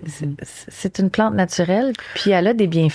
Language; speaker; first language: French; native; French